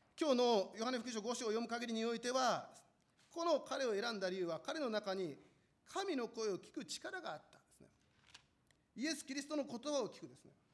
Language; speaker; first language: Japanese; non-native, fluent; Korean